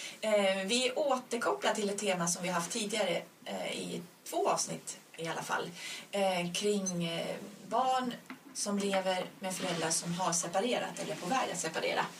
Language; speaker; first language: Swedish; native; Swedish